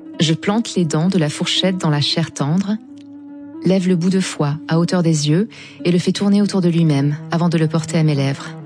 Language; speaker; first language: French; non-native, local second language; Arabic